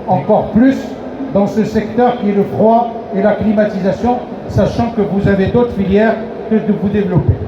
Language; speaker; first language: French; non-native, local second language; Arabic